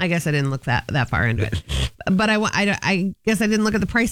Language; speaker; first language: English; native; English